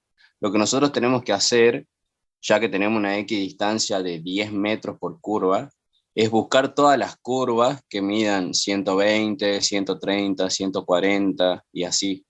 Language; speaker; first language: Spanish; native; Spanish